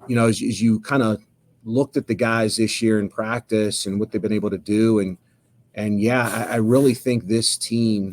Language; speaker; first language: English; native; English